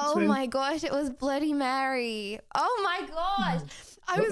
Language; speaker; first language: English; native; English